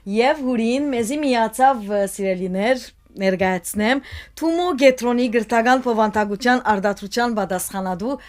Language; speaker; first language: Armenian; native; Armenian